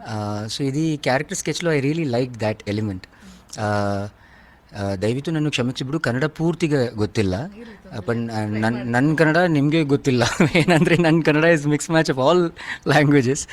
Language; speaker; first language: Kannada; non-native, learner; Malayalam